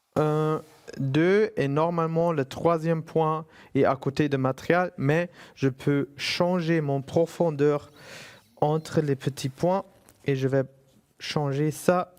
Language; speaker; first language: French; non-native, fluent; German